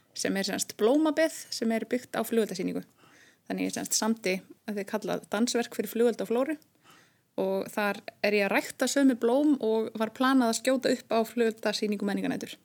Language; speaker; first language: Icelandic; native; Icelandic